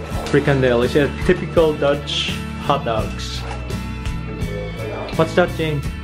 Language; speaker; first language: English; non-native, local second language; Filipino